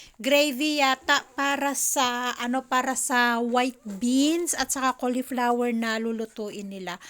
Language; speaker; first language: Filipino; native; Filipino